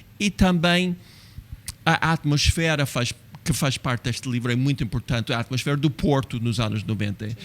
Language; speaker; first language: Portuguese; non-native, fluent; English